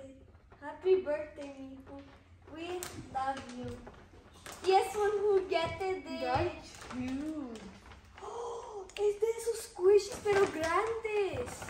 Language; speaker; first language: Spanish; early bilingual, other home language; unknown